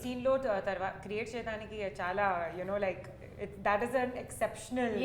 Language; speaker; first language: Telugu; non-native, learner; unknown